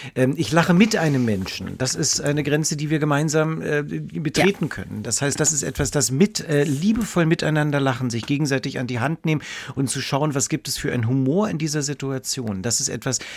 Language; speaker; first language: German; native; German